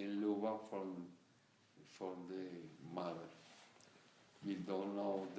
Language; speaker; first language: English; non-native, learner; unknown